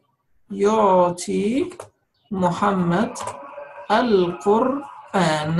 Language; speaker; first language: Arabic; native; Arabic